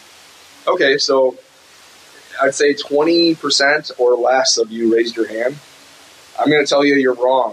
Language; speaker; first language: English; native; English